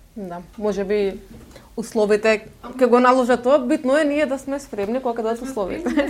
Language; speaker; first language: Macedonian; non-native, local second language; Turkish